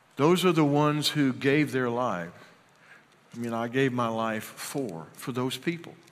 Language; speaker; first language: English; native; English